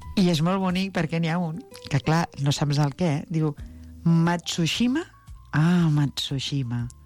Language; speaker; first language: Catalan; native; Catalan